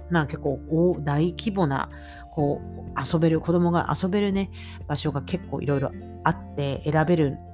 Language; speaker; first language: Japanese; native; Japanese